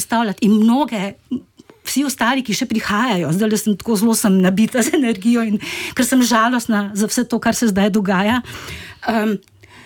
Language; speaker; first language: Slovenian; native; Slovenian